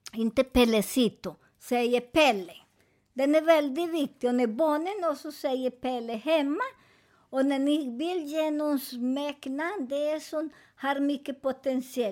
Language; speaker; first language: Swedish; non-native, fluent; Spanish